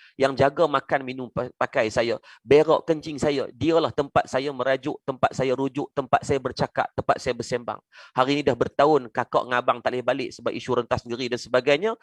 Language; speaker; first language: Malay; native; Malay